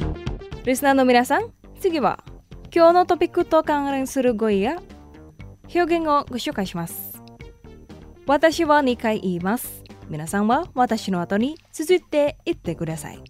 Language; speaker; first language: Japanese; non-native, fluent; Indonesian